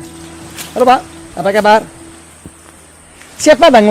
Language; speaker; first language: Indonesian; non-native, learner; English